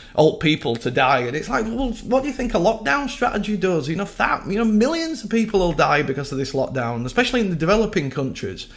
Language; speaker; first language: English; native; English